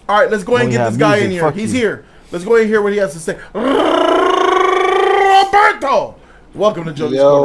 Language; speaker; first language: English; native; English